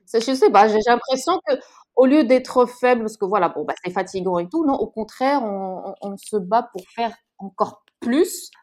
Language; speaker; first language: French; non-native, local second language; Arabic